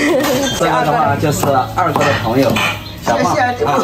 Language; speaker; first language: Chinese; native; Chinese